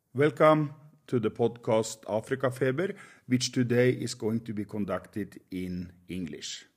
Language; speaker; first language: English; non-native, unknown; Norwegian